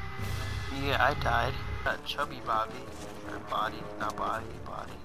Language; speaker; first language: English; native; English